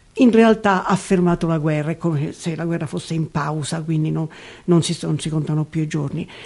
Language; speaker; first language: Italian; native; Italian